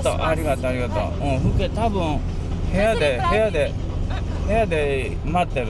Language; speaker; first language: Japanese; native; Japanese